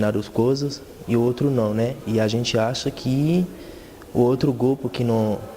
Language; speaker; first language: Portuguese; non-native, fluent; Haitian Creole